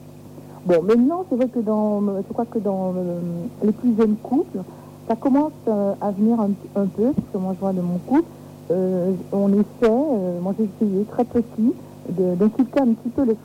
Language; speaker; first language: French; native; French